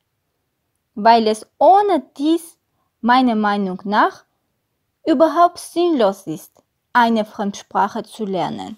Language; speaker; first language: German; non-native, fluent; Armenian